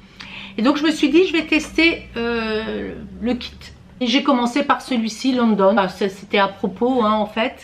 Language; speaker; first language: French; native; French